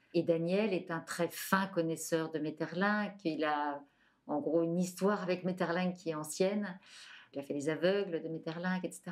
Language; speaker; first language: French; native; French